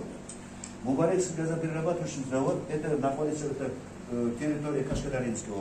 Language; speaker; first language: Russian; non-native, local second language; Uzbek